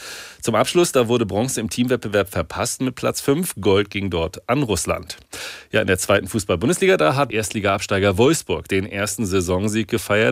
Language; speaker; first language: German; native; German